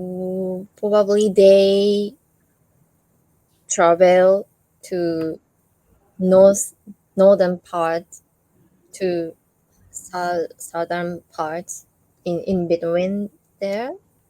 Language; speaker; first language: English; non-native, learner; Japanese